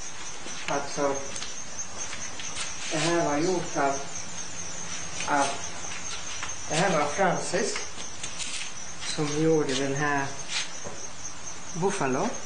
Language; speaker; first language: Swedish; non-native, fluent; English